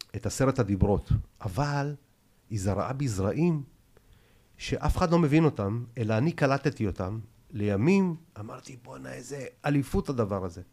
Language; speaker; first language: Hebrew; early bilingual, other home language; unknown